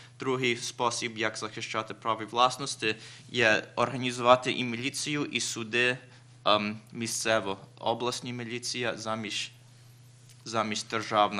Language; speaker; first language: Ukrainian; early bilingual, heritage; Ukrainian